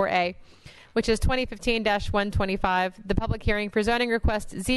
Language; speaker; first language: English; native; English